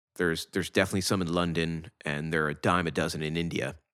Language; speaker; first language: English; native; English